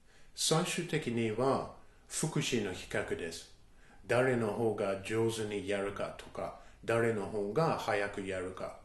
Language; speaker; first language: Japanese; non-native, fluent; English